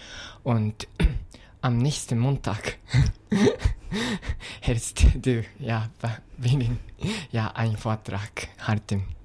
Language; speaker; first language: German; non-native, fluent; Japanese